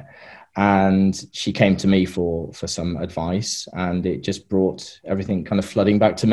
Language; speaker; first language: English; native; English